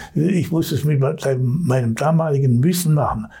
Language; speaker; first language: German; native; German